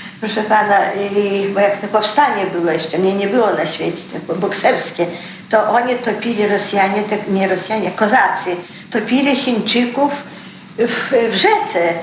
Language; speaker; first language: Polish; early bilingual, heritage; Polish